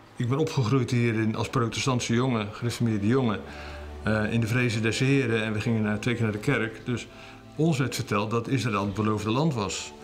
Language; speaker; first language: Dutch; native; Dutch